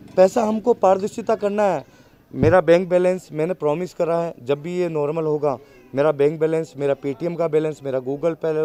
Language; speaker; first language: Hindi; native; Hindi